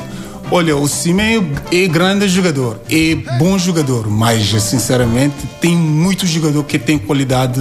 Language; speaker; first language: Portuguese; non-native, learner; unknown